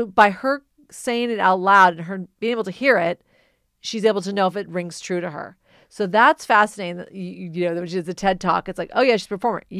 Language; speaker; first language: English; native; English